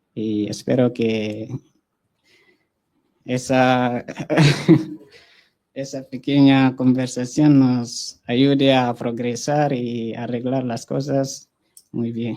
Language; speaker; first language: Spanish; non-native, fluent; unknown